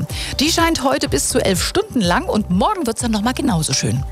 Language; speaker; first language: German; native; German